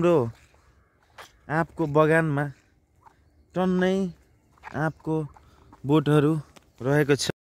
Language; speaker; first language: Nepali; non-native, local second language; Maithili